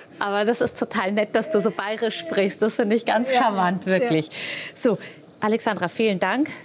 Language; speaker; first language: German; native; German